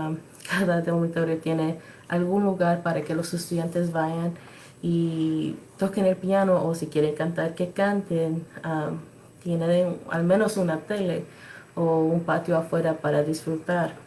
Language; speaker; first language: Spanish; early bilingual, other home language; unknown